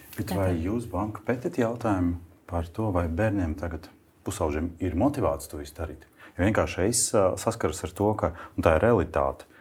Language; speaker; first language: Latvian; non-native, local second language; Russian